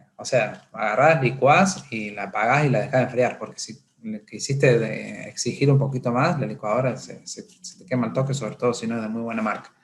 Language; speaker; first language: Spanish; native; Spanish